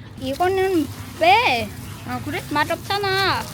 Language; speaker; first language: Korean; non-native, learner; Vietnamese